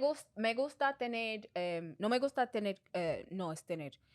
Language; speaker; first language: Spanish; non-native, fluent; English